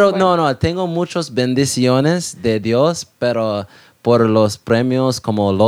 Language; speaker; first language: Spanish; non-native, learner; English